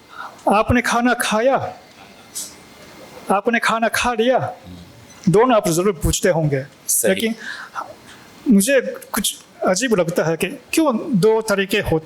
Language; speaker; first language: Hindi; non-native, fluent; Japanese